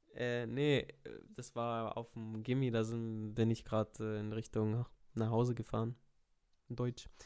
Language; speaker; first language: German; early bilingual, other home language; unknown